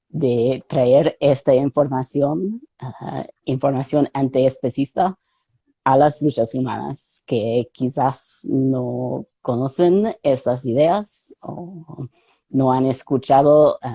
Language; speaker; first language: Spanish; non-native, fluent; English